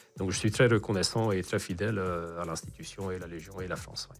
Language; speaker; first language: French; non-native, fluent; Hungarian